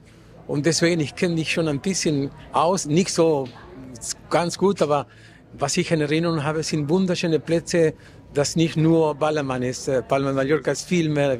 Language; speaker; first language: German; non-native, fluent; Spanish